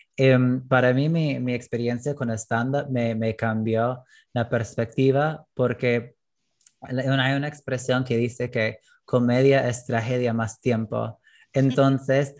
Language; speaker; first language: Spanish; non-native, fluent; English